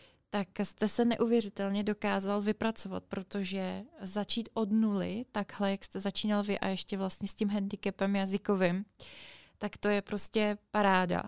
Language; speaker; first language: Czech; native; Czech